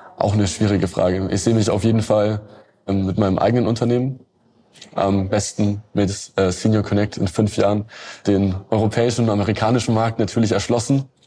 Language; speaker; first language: German; native; German